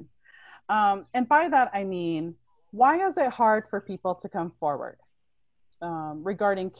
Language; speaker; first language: English; native; English